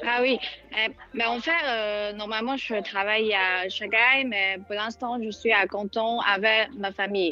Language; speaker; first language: French; non-native, fluent; Chinese